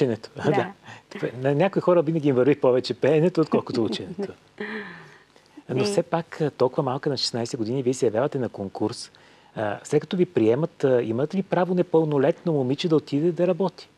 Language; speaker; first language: Bulgarian; native; Bulgarian